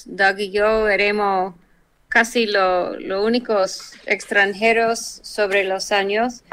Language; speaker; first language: Spanish; non-native, fluent; English